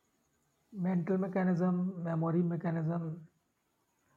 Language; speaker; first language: English; non-native, local second language; Hindi